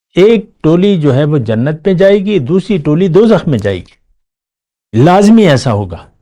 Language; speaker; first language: Urdu; non-native, local second language; Pashto